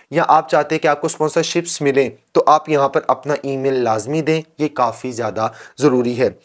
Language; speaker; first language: Urdu; non-native, local second language; Punjabi